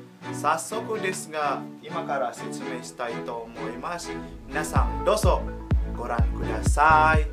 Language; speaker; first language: Japanese; non-native, learner; Indonesian